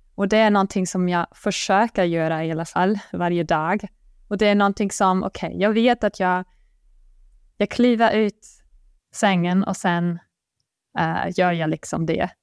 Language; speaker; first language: Swedish; non-native, fluent; German